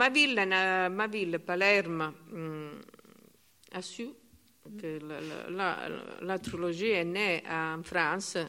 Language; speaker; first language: French; non-native, learner; Italian